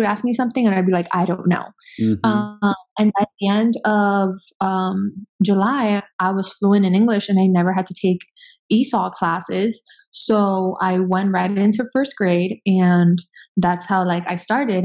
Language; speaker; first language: English; early bilingual, other home language; Spanish